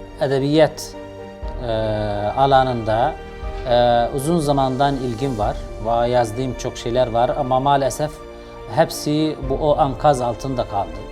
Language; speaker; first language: Turkish; non-native, fluent; Arabic